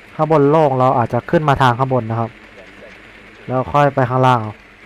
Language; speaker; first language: Thai; native; Thai